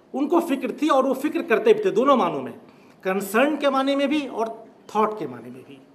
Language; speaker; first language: Urdu; native; Urdu